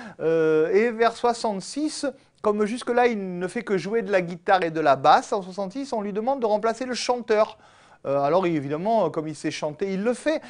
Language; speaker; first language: French; native; French